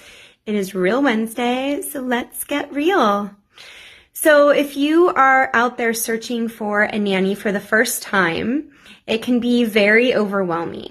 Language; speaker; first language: English; native; English